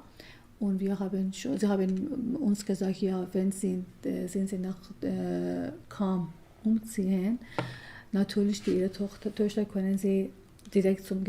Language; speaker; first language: German; non-native, learner; Persian